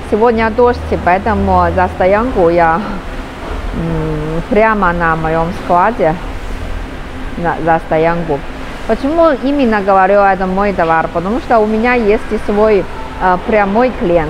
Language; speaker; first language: Russian; non-native, learner; Chinese